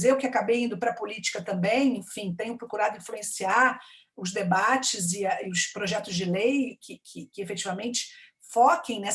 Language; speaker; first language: Portuguese; native; Portuguese